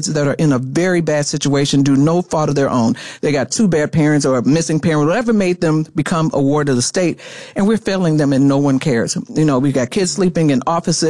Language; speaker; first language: English; native; English